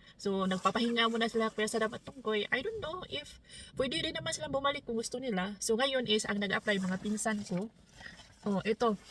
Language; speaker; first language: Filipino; non-native, local second language; Cebuano